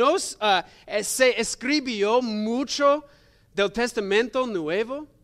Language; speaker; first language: Spanish; non-native, learner; English